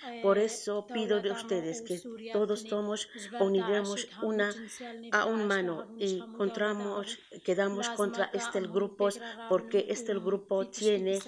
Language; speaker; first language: Spanish; non-native, learner; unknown